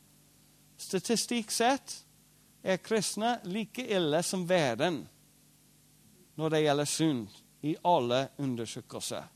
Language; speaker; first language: Norwegian; non-native, fluent; English